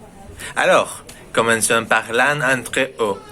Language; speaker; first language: French; non-native, learner; Spanish